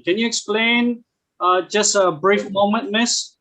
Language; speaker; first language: English; non-native, fluent; Indonesian